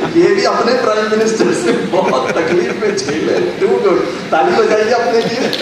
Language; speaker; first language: Hindi; non-native, local second language; Tamil